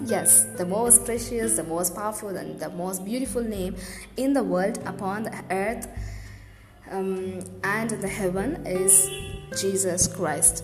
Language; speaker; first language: English; non-native, local second language; Tamil